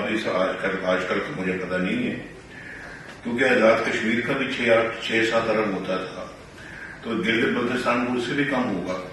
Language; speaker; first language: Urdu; non-native, local second language; Punjabi